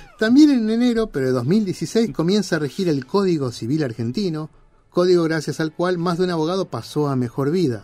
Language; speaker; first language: Spanish; native; Spanish